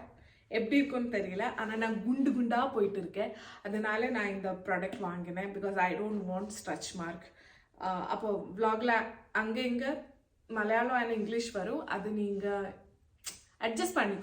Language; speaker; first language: Tamil; non-native, local second language; Malayalam